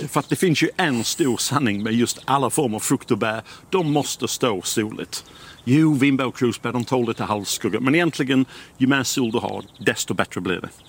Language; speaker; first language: Swedish; non-native, fluent; English